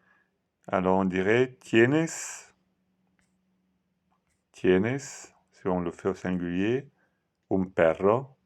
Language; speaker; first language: French; non-native, fluent; Italian